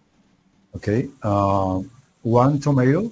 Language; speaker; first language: English; non-native, learner; Spanish